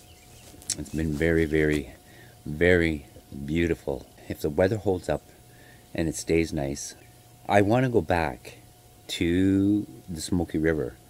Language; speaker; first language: English; native; English